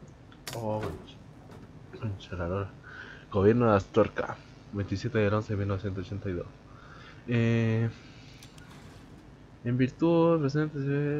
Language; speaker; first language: Spanish; native; Spanish